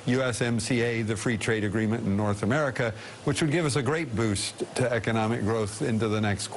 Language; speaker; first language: English; native; English